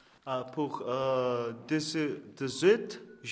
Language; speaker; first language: French; non-native, learner; Portuguese